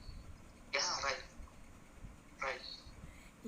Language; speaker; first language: English; non-native, learner; Buginese